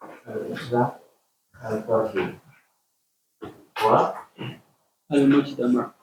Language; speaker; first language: Arabic; non-native, fluent; Indonesian